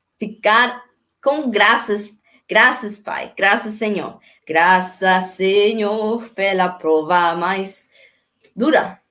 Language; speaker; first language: Portuguese; non-native, learner; Spanish